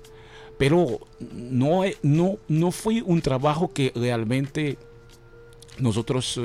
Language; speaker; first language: Spanish; non-native, fluent; Haitian Creole